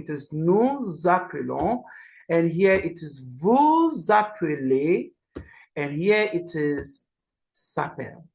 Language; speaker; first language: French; non-native, learner; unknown